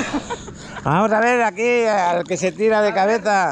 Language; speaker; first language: Spanish; native; Spanish